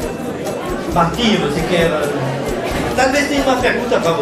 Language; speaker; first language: Portuguese; non-native, fluent; French